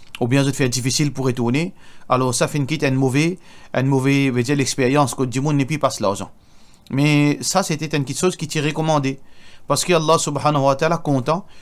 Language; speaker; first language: French; non-native, local second language; Morisyen